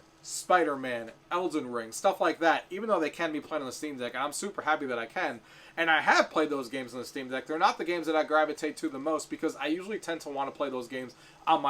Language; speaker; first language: English; native; English